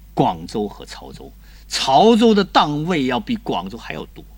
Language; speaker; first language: Chinese; native; Chinese